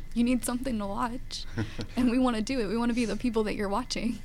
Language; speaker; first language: English; native; English